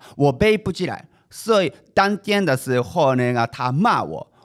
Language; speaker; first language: Chinese; non-native, fluent; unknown